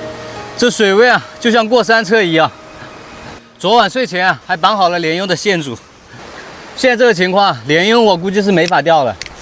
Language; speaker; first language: Chinese; native; Chinese